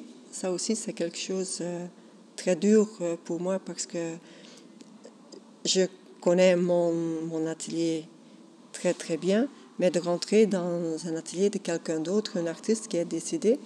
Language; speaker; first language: French; non-native, local second language; Dutch